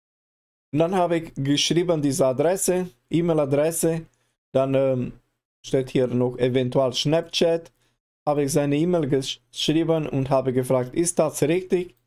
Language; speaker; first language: German; non-native, learner; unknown